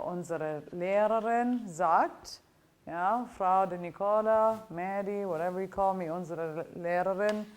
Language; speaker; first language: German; non-native, fluent; English